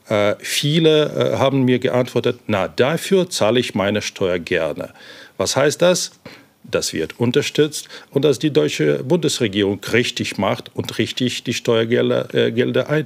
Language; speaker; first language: German; non-native, fluent; Ukrainian